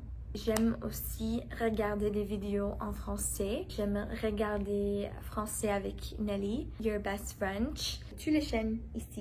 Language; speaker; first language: French; non-native, learner; English